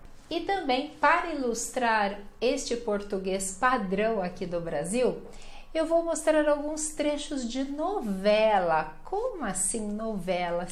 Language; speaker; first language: Portuguese; native; Portuguese